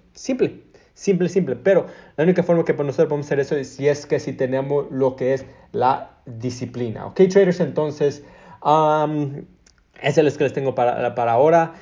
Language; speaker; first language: Spanish; early bilingual, heritage; Spanish